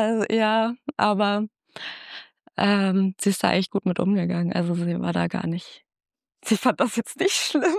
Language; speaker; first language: German; native; German